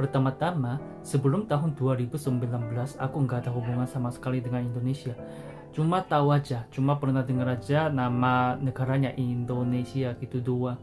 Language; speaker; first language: Indonesian; non-native, fluent; Korean